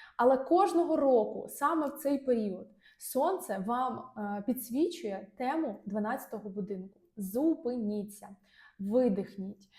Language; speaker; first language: Ukrainian; non-native, local second language; Russian